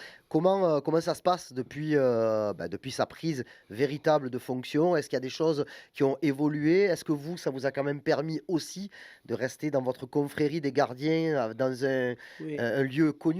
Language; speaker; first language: French; native; French